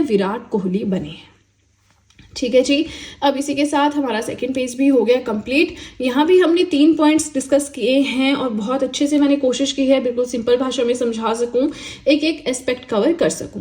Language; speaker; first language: Hindi; native; Hindi